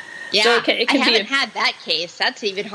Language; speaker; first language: English; native; English